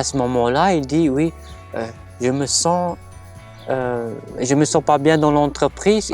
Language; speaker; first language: French; non-native, fluent; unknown